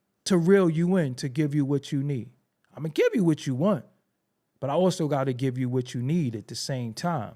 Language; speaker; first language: English; native; English